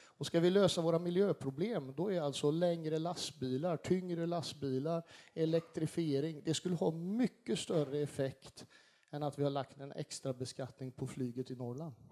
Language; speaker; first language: Swedish; native; Swedish